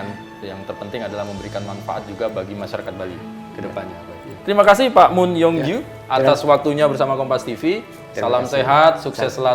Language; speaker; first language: Indonesian; native; Indonesian